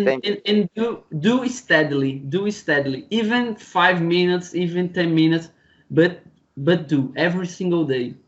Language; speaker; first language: English; non-native, learner; Portuguese